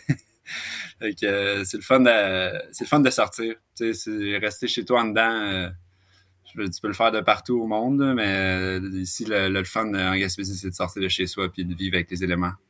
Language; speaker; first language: French; native; French